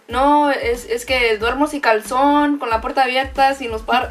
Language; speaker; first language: Spanish; early bilingual, heritage; Spanish